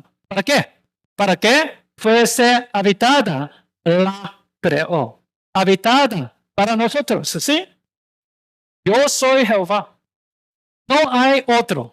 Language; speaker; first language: Spanish; non-native, learner; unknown